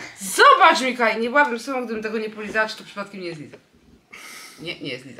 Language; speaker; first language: Polish; native; Polish